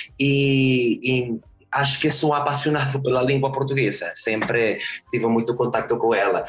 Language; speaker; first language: Portuguese; early bilingual, heritage; Spanish